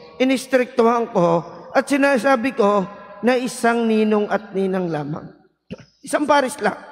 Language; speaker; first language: Filipino; native; Filipino